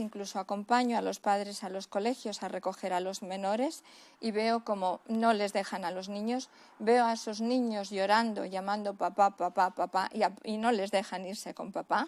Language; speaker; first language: Spanish; native; Spanish